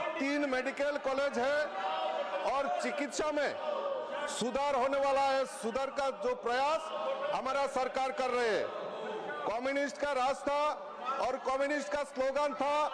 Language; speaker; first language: Hindi; non-native, local second language; Bangla